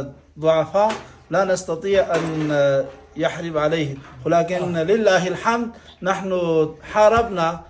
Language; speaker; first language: Arabic; non-native, fluent; Pashto